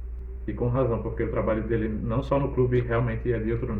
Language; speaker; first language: Portuguese; native; Portuguese